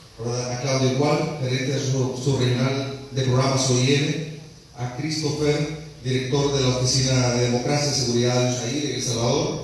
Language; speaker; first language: Spanish; native; Spanish